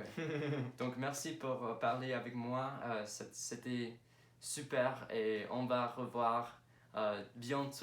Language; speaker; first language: French; non-native, learner; English